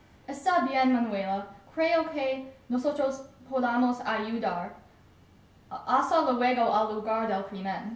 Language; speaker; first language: Spanish; non-native, learner; English